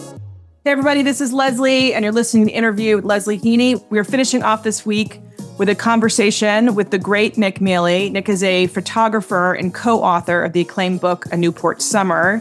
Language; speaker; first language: English; native; English